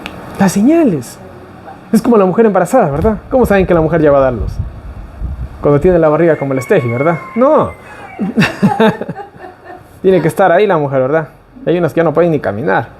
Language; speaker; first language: Spanish; native; Spanish